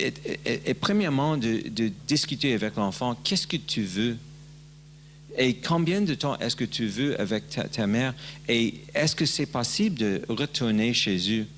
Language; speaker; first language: French; non-native, learner; English